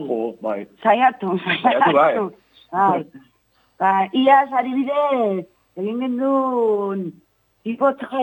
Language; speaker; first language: Basque; non-native, local second language; Spanish